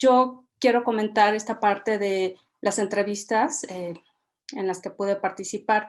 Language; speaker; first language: Spanish; native; Spanish